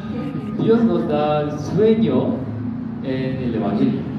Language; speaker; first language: Spanish; non-native, learner; Korean